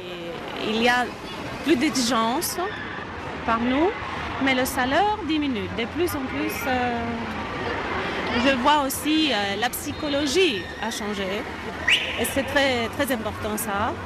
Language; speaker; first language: French; non-native, fluent; Greek